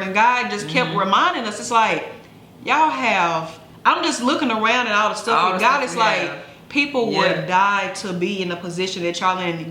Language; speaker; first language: English; native; English